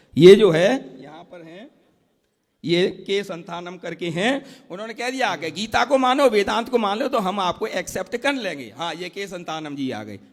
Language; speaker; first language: Hindi; native; Hindi